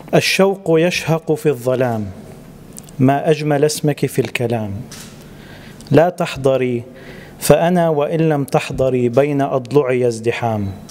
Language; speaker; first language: Arabic; native; Arabic